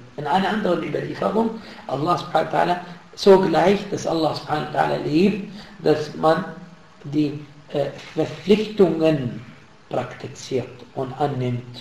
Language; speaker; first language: German; non-native, fluent; Arabic